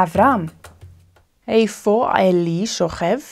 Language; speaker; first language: Hebrew; non-native, fluent; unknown